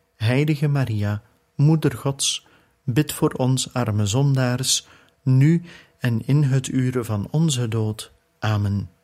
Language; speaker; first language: Dutch; native; Dutch